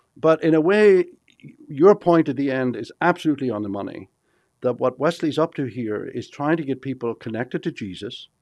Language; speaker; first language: English; native; English